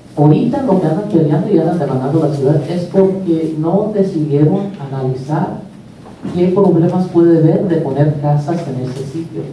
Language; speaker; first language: Spanish; early bilingual, heritage; Spanish